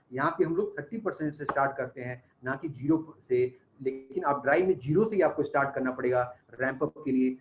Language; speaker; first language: Hindi; native; Hindi